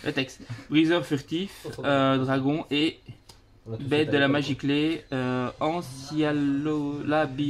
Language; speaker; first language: French; native; French